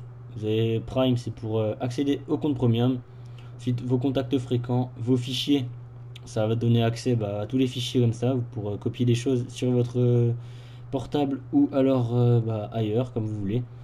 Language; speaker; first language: French; native; French